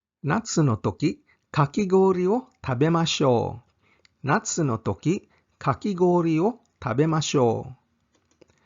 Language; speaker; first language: Japanese; non-native, fluent; English